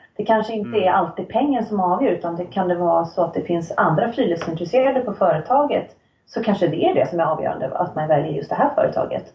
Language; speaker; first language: Swedish; native; Swedish